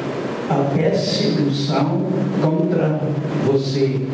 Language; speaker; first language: Portuguese; non-native, fluent; German